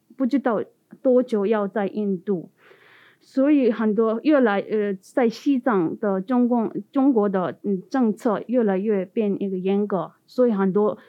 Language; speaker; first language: Chinese; non-native, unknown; Tibetan